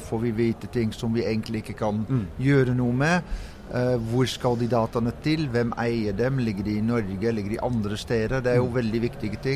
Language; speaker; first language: Norwegian; non-native, fluent; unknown